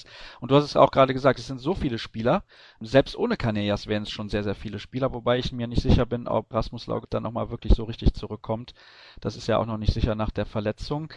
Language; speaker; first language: German; native; German